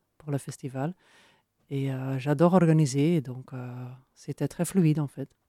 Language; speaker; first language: French; non-native, fluent; Dutch